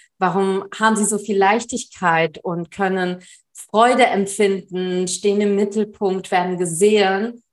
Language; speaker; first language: German; early bilingual, other home language; Tamil